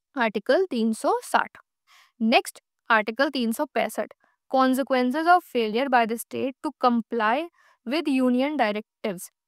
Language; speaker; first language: Hindi; native; Hindi